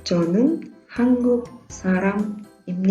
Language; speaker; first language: Korean; non-native, fluent; Indonesian